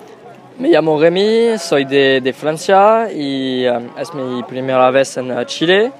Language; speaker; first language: Spanish; non-native, learner; French